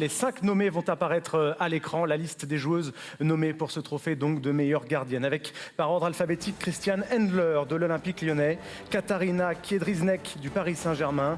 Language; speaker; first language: French; native; French